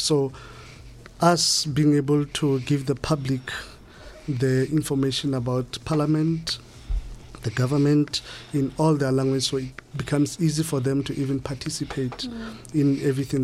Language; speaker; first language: English; non-native, local second language; Southern Sotho